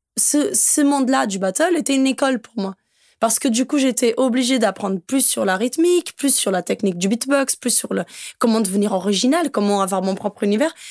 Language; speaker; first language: French; non-native, fluent; Portuguese